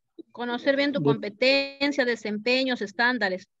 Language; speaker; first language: Spanish; native; Spanish